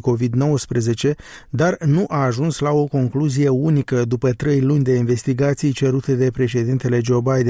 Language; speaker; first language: Romanian; native; Romanian